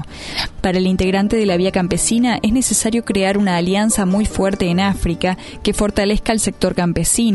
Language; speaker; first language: Spanish; native; Spanish